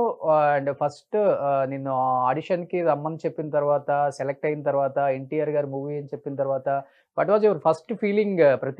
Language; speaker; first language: Telugu; native; Telugu